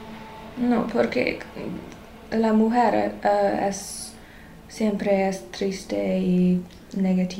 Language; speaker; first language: Spanish; non-native, learner; English